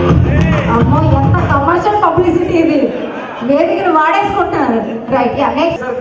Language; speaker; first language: Telugu; native; Telugu